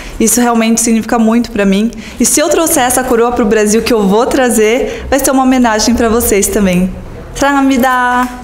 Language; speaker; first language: Portuguese; native; Portuguese